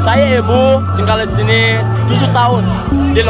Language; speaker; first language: Indonesian; non-native, learner; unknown